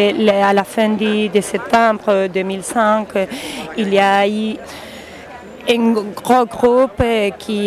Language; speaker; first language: French; non-native, learner; Spanish